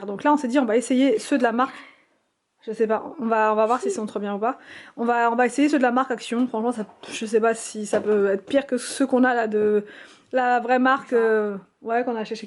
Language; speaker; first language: French; native; French